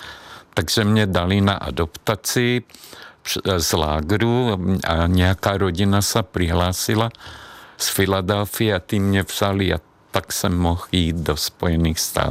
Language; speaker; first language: Czech; non-native, fluent; Hungarian